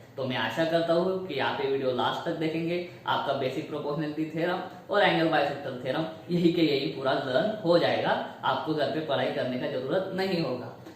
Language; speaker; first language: Hindi; non-native, local second language; Marathi